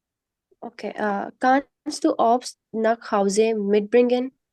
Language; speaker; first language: German; non-native, learner; Urdu